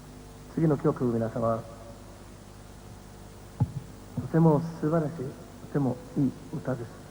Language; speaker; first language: Japanese; non-native, learner; Spanish